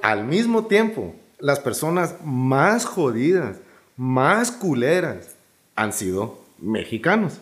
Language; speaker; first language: Spanish; early bilingual, heritage; Spanish